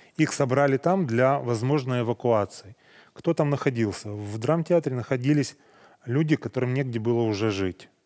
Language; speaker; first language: Russian; native; Russian